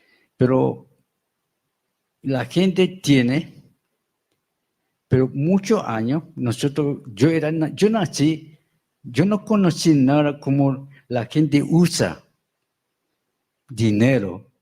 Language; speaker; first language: Spanish; non-native, local second language; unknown